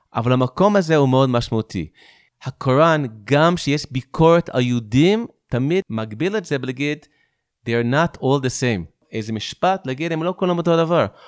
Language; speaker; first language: Hebrew; non-native, fluent; English